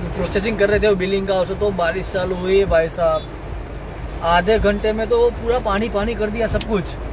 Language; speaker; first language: Hindi; non-native, local second language; Gujarati